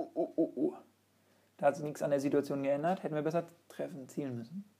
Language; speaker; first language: German; native; German